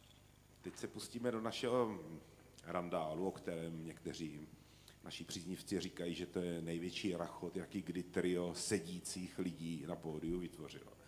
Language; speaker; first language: Czech; native; Czech